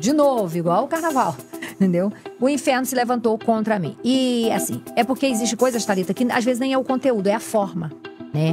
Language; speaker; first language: Portuguese; native; Portuguese